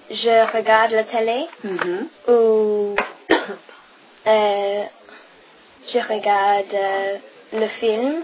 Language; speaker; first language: French; non-native, learner; English